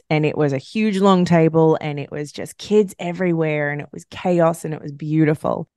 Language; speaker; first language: English; native; English